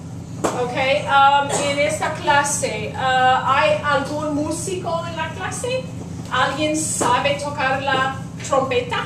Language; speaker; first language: Spanish; non-native, fluent; English